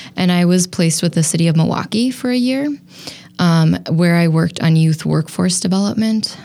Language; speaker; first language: English; native; English